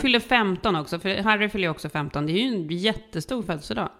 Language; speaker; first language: Swedish; native; Swedish